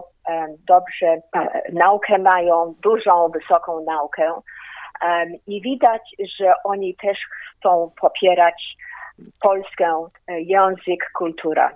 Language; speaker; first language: Polish; early bilingual, heritage; Polish